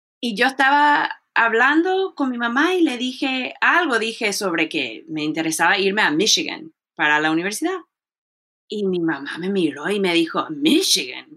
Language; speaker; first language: Spanish; early bilingual, heritage; Spanish